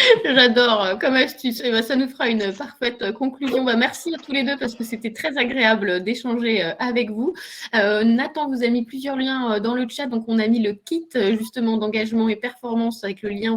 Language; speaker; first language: French; native; French